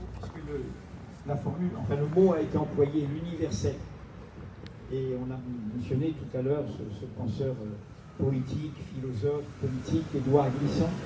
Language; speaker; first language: French; native; French